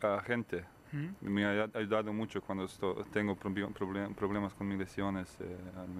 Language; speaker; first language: Spanish; non-native, learner; Bosnian